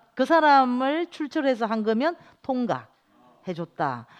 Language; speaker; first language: Korean; native; Korean